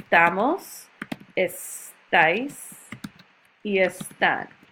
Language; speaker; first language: Spanish; non-native, fluent; English